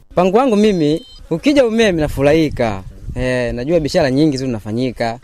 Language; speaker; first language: Swahili; non-native, local second language; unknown